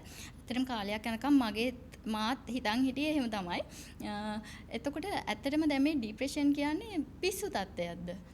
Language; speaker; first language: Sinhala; native; Sinhala